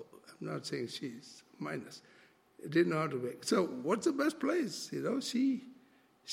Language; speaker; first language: English; non-native, local second language; Malay